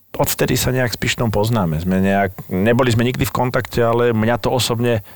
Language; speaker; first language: Slovak; native; Slovak